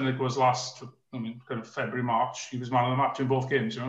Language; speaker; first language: English; native; English